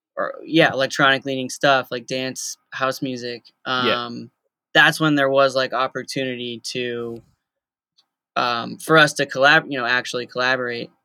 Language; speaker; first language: English; native; English